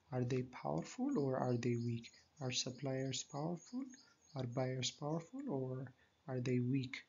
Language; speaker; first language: English; non-native, local second language; Amharic